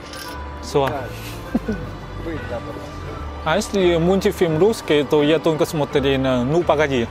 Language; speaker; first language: Russian; non-native, learner; Vietnamese